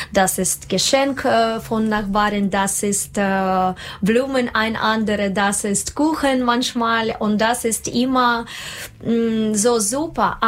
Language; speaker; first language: German; non-native, learner; Russian